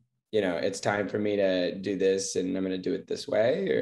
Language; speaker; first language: English; native; English